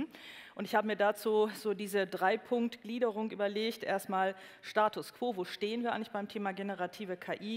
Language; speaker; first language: German; native; German